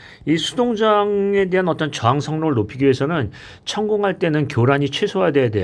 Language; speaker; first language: Korean; native; Korean